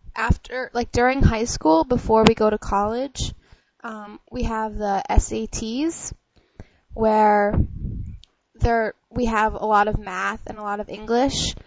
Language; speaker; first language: English; native; English